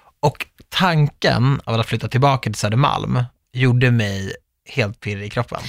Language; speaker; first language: Swedish; native; Swedish